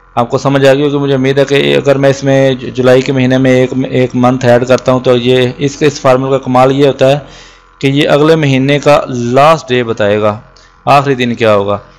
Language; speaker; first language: Urdu; non-native, local second language; Punjabi